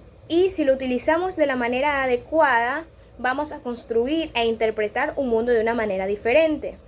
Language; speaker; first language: Spanish; native; Spanish